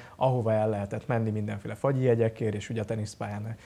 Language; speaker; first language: Hungarian; native; Hungarian